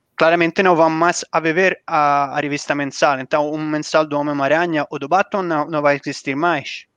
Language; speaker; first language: Portuguese; non-native, learner; Italian